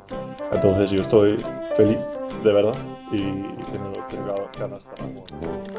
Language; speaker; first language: Spanish; non-native, learner; English